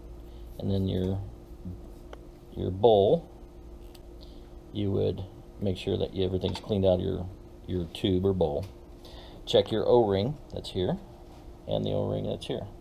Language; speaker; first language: English; native; English